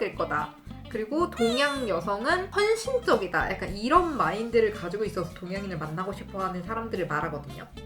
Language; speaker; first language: Korean; native; Korean